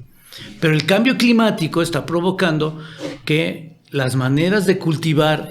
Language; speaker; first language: Spanish; native; Spanish